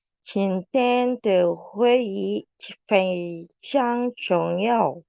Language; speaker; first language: Chinese; non-native, learner; Indonesian